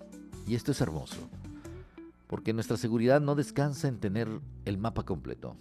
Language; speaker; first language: Spanish; native; Spanish